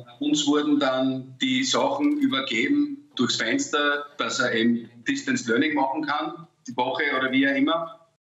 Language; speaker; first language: German; native; German